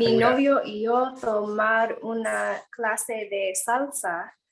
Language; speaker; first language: Spanish; non-native, learner; English